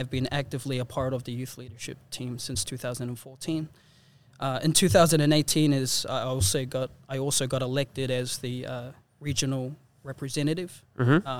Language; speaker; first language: English; native; English